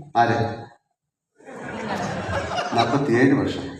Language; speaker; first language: Tamil; non-native, learner; Malayalam